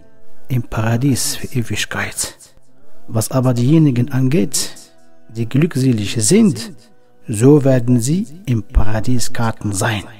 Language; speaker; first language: German; non-native, fluent; Arabic